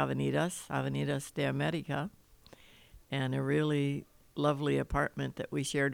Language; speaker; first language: English; native; English